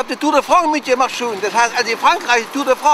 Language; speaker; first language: German; native; German